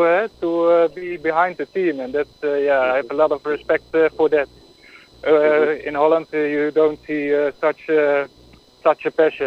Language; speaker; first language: English; non-native, fluent; Dutch